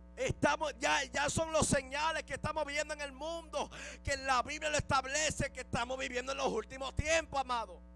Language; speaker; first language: Spanish; early bilingual, heritage; Spanish